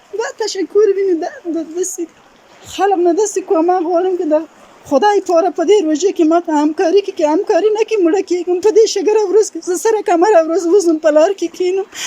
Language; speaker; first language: Pashto; non-native, local second language; Persian